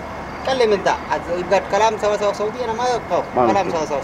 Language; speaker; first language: Arabic; non-native, learner; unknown